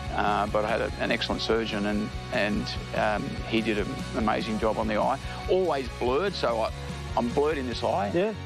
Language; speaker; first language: English; native; English